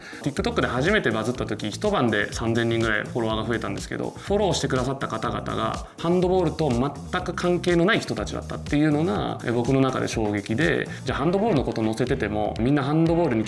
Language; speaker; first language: Japanese; native; Japanese